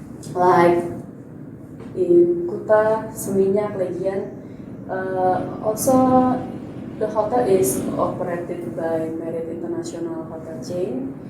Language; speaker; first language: English; non-native, learner; Indonesian